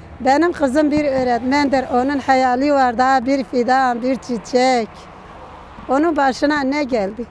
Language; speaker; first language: Turkish; non-native, local second language; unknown